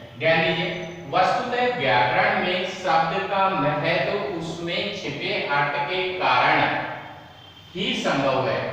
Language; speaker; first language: Hindi; native; Hindi